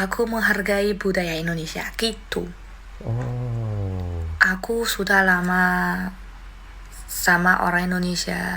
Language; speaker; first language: Indonesian; non-native, fluent; Chinese